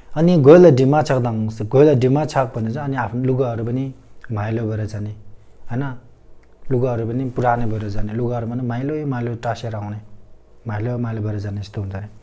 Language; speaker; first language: Nepali; non-native, local second language; Tibetan